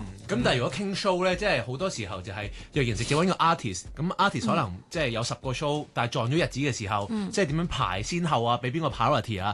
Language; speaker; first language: Cantonese; native; Cantonese